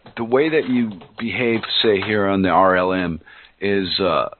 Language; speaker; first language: English; native; English